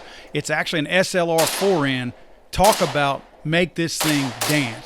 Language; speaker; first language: English; native; English